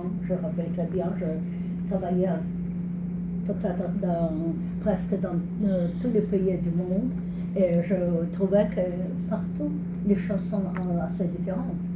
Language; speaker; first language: French; non-native, learner; English